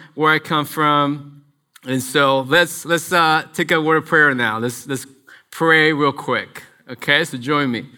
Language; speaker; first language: English; early bilingual, other home language; Spanish